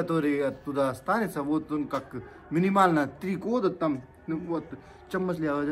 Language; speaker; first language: Russian; non-native, learner; Hindi